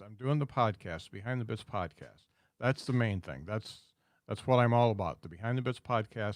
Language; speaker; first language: English; native; English